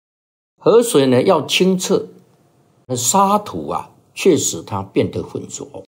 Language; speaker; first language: Chinese; native; Chinese